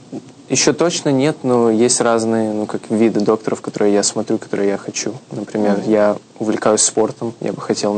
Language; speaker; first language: Russian; early bilingual, heritage; Russian